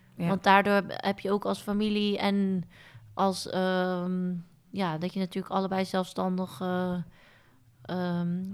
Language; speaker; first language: Dutch; native; Dutch